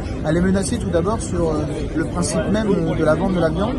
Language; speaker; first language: French; native; French